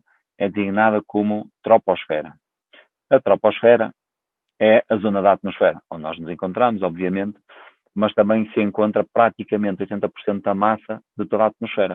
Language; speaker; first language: Portuguese; native; Portuguese